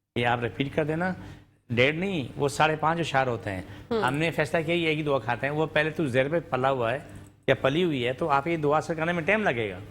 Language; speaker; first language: Urdu; non-native, local second language; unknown